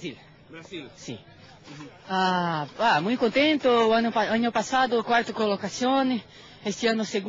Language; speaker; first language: Spanish; non-native, learner; Portuguese